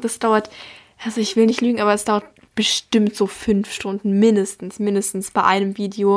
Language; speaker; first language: German; native; German